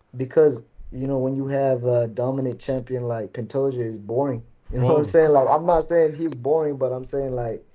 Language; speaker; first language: English; early bilingual, other home language; Burmese